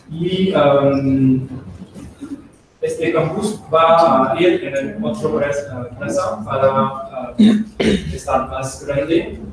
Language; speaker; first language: Spanish; non-native, learner; French